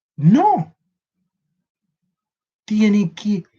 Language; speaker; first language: Spanish; non-native, learner; Haitian Creole